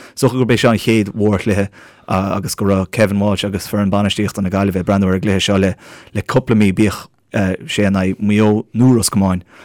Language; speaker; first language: Irish; native; Irish